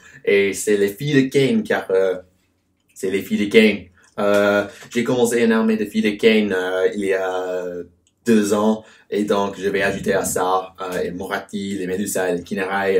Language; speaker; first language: French; non-native, fluent; English